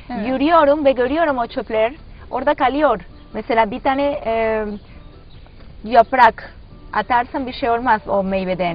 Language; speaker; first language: Turkish; non-native, learner; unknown